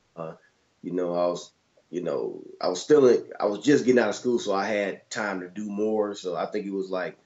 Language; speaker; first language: English; native; English